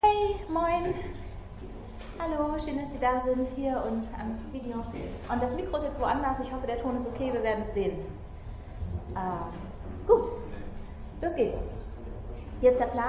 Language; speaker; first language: German; native; German